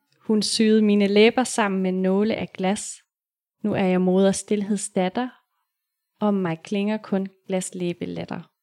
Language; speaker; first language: Danish; native; Danish